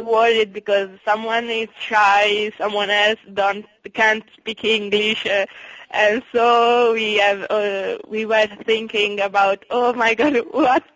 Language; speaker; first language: English; non-native, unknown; Italian